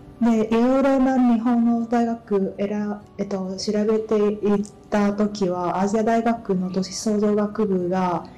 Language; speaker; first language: Japanese; non-native, fluent; Vietnamese